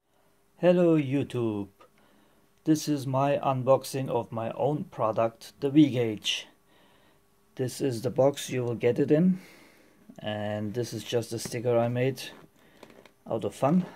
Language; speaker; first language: English; non-native, fluent; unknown